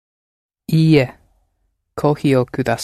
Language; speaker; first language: Japanese; non-native, learner; English